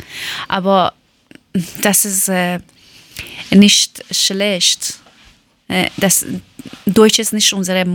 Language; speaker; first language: German; non-native, learner; Persian